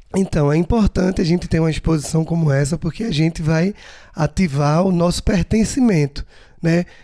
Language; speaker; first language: Portuguese; native; Portuguese